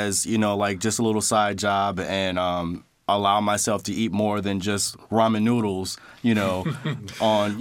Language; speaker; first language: English; native; English